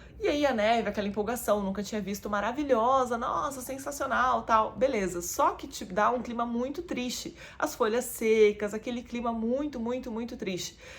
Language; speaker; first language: Portuguese; native; Portuguese